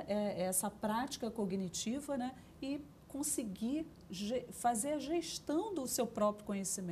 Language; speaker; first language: Portuguese; native; Portuguese